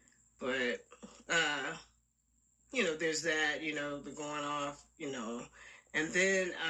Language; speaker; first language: English; native; English